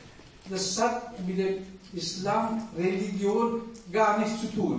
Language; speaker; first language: German; non-native, fluent; Indonesian